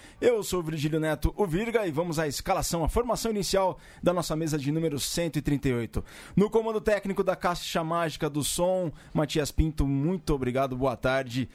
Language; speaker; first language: Portuguese; native; Portuguese